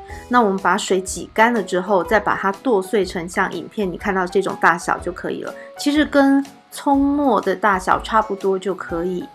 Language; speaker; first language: Chinese; native; Chinese